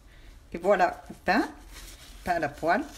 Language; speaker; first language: French; non-native, fluent; Arabic